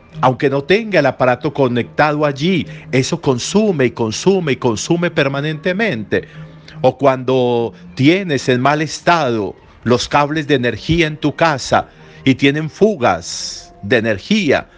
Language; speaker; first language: Spanish; native; Spanish